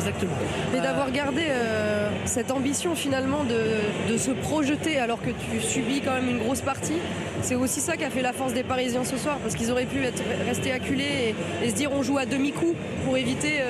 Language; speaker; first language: French; native; French